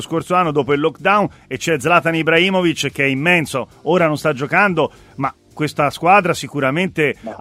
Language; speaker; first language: Italian; native; Italian